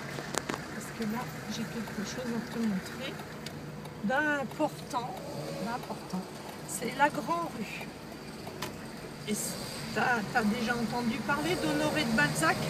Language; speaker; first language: French; native; French